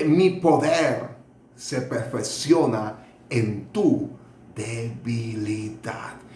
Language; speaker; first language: Spanish; native; Spanish